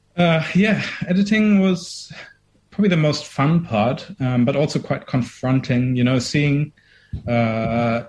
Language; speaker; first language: English; non-native, fluent; German